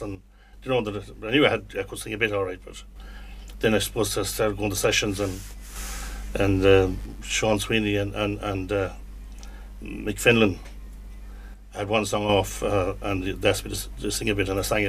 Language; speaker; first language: English; native; English